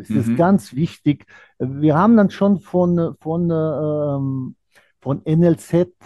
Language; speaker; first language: German; non-native, fluent; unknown